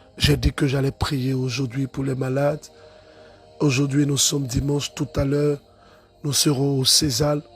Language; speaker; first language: French; non-native, local second language; Ewe